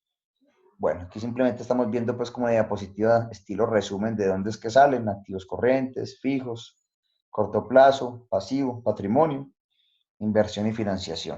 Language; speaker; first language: Spanish; native; Spanish